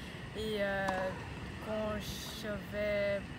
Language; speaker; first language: French; non-native, learner; Dutch